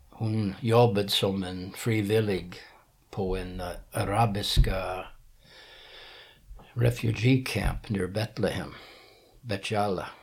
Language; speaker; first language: Swedish; non-native, fluent; English